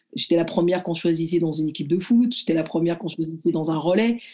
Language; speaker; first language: French; early bilingual, other home language; Arabic